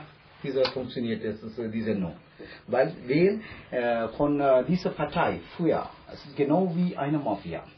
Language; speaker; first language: German; non-native, learner; Tamil